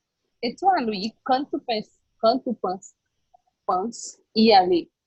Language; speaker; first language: French; non-native, learner; Portuguese